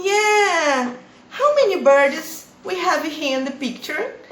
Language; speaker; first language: English; non-native, learner; Portuguese